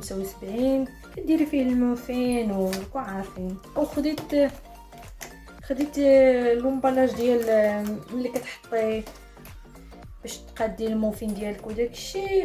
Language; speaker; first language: Arabic; native; Arabic